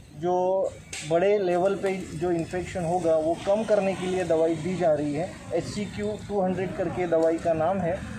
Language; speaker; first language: Hindi; non-native, local second language; Gujarati